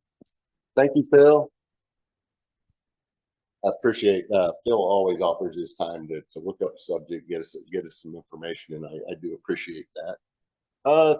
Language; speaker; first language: English; native; English